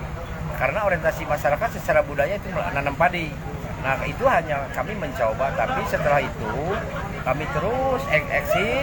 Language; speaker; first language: Indonesian; native; Indonesian